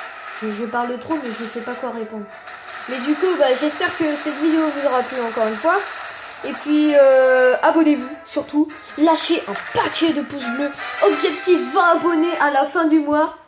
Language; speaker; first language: French; native; French